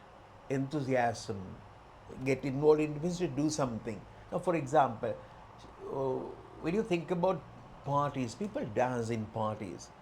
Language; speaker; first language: English; non-native, local second language; Sinhala